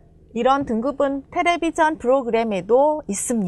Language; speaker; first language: Korean; non-native, fluent; Vietnamese